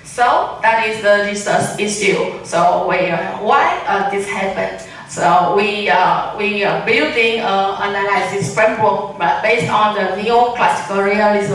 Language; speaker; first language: English; non-native, learner; Vietnamese